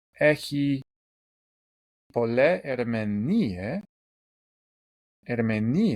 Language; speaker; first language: Greek; non-native, learner; English